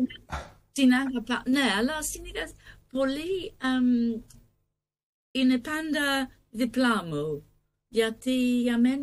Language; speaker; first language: Greek; non-native, learner; English